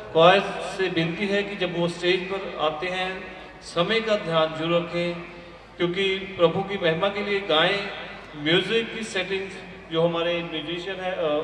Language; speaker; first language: Hindi; non-native, local second language; Punjabi